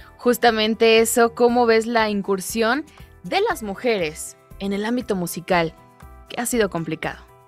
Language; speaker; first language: Spanish; native; Spanish